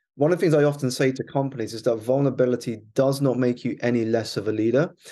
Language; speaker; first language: English; native; English